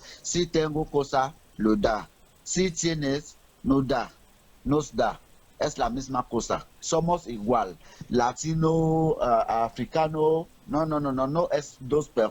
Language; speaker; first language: Spanish; non-native, learner; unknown